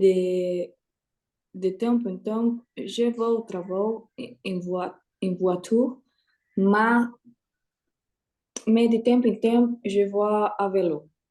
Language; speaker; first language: French; non-native, learner; Spanish